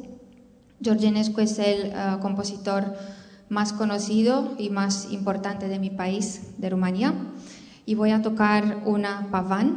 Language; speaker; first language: Spanish; non-native, fluent; Romanian